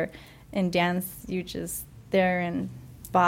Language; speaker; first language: English; early bilingual, other home language; Spanish